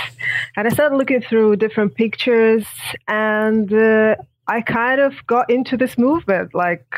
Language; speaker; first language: English; non-native, fluent; Russian